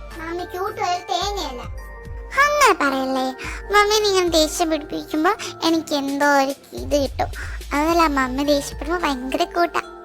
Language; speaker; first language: Malayalam; early bilingual, heritage; Malayalam